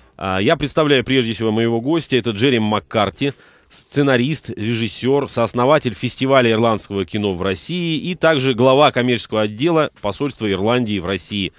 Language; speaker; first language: Russian; native; Russian